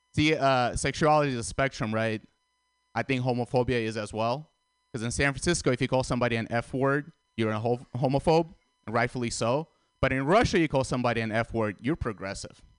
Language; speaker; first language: English; early bilingual, other home language; Russian